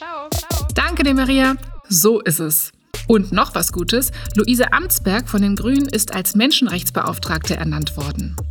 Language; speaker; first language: German; native; German